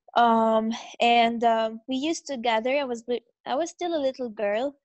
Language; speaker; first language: English; non-native, fluent; Arabic